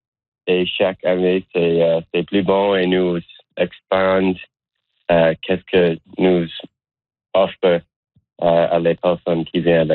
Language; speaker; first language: French; non-native, learner; English